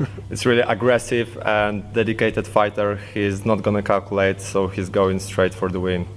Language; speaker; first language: English; non-native, fluent; Polish